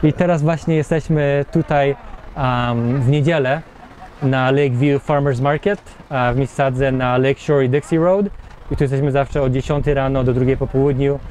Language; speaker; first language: Polish; early bilingual, heritage; Polish